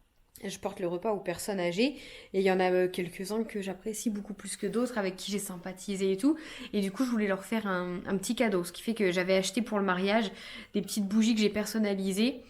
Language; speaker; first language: French; native; French